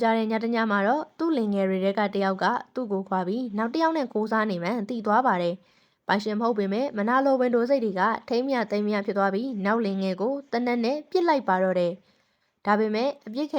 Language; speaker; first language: Burmese; native; Burmese